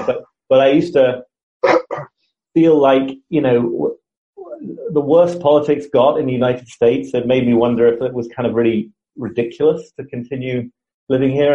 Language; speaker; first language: English; native; English